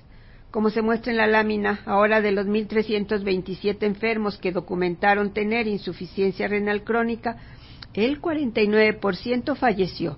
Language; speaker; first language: Spanish; native; Spanish